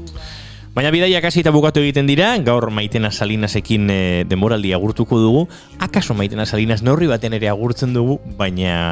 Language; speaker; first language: Basque; native; Basque